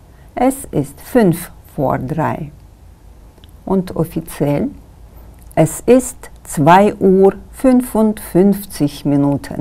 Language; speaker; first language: German; non-native, fluent; Kyrgyz